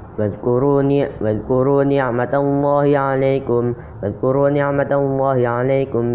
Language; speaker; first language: Arabic; non-native, learner; Indonesian